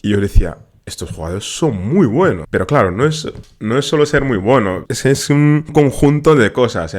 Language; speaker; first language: Spanish; non-native, fluent; Wolof